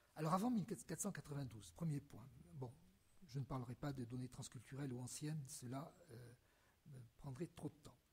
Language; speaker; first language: French; native; French